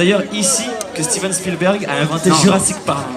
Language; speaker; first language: French; native; French